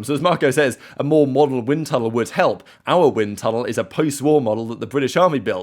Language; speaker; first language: English; native; English